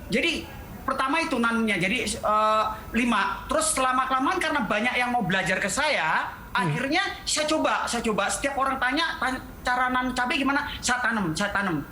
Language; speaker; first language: Indonesian; native; Indonesian